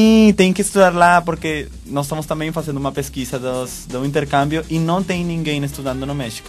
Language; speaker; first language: Portuguese; non-native, fluent; Spanish